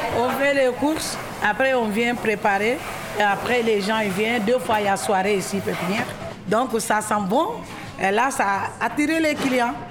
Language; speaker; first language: French; non-native, local second language; Wolof